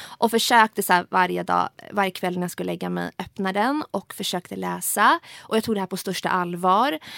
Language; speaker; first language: Swedish; early bilingual, other home language; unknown